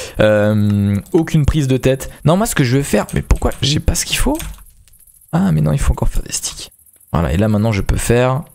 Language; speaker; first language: French; native; French